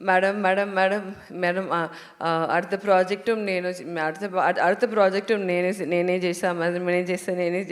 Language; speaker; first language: Telugu; non-native, learner; Tamil